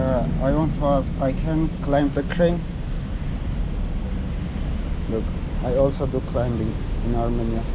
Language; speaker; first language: English; non-native, learner; Armenian